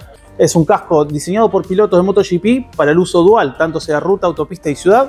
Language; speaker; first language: Spanish; native; Spanish